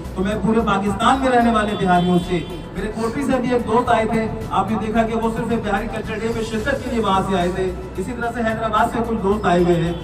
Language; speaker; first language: Urdu; native; Urdu